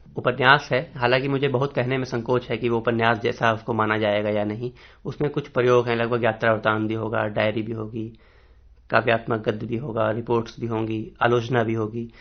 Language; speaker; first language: Hindi; native; Hindi